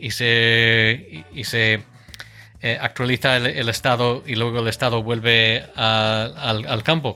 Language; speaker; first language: Spanish; non-native, fluent; English